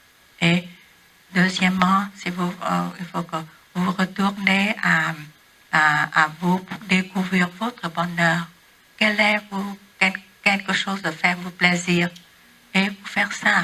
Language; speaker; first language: French; non-native, learner; Vietnamese